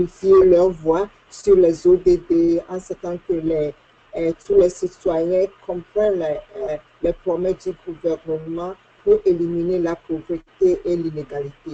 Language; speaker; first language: French; non-native, fluent; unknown